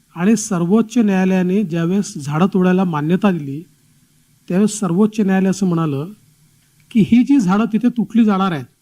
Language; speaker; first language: Marathi; native; Marathi